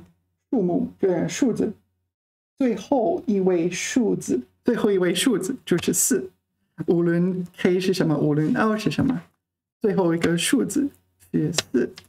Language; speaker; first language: Chinese; non-native, fluent; English